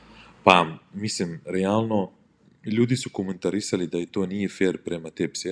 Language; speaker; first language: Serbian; non-native, learner; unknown